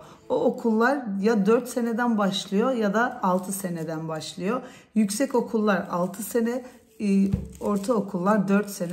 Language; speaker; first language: Turkish; early bilingual, heritage; Turkish